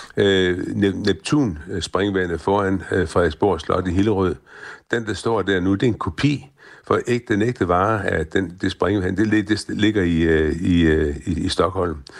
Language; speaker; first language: Danish; native; Danish